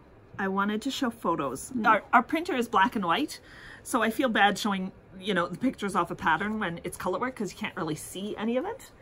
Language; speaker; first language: English; native; English